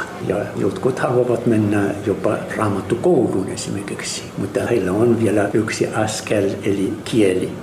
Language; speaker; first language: Finnish; non-native, learner; Arabic